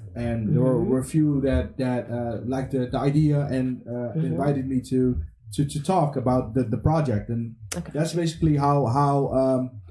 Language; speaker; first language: English; early bilingual, heritage; English